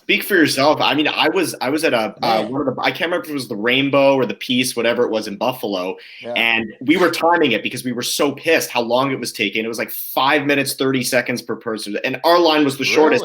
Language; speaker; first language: English; native; English